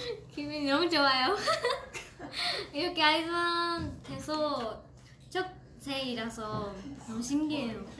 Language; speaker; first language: Korean; non-native, fluent; Japanese